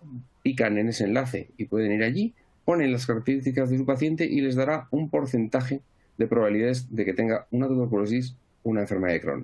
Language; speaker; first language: Spanish; native; Spanish